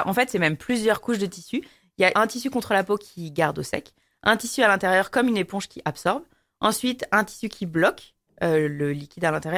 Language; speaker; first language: French; native; French